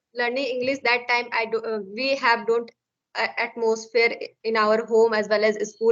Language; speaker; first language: English; non-native, learner; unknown